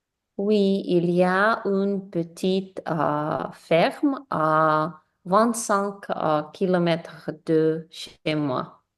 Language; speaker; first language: French; non-native, learner; English